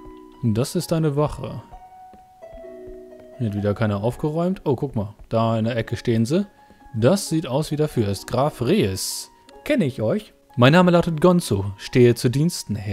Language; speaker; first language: German; native; German